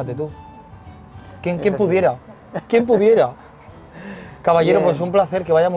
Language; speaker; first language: Spanish; native; Spanish